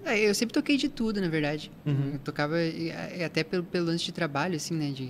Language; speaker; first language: Portuguese; native; Portuguese